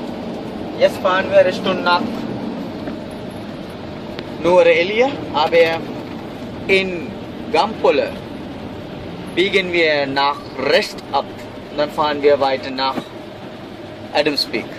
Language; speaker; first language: German; non-native, learner; Sinhala